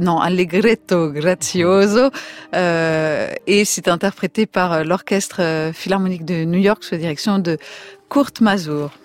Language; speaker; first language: French; native; French